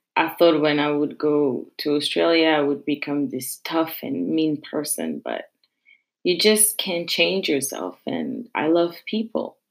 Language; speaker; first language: English; non-native, fluent; French